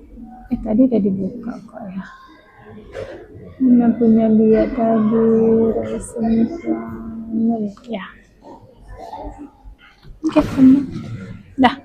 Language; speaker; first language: Indonesian; native; Indonesian